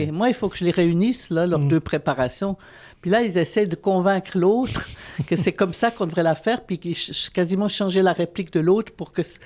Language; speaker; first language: French; native; French